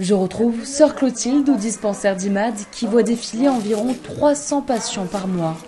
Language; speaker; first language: French; native; French